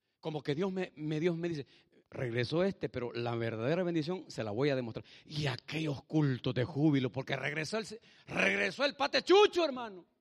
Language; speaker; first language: Spanish; native; Spanish